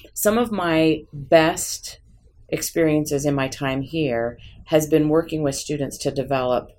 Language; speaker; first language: English; native; English